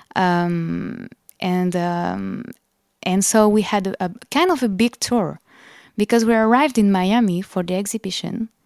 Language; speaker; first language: English; non-native, fluent; French